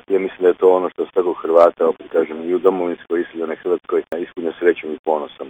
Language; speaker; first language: Croatian; native; Croatian